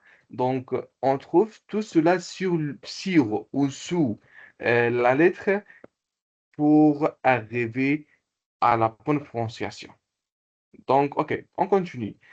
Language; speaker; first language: French; non-native, local second language; Comorian